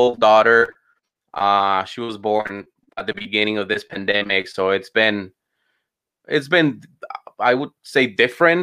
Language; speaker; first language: English; non-native, fluent; Spanish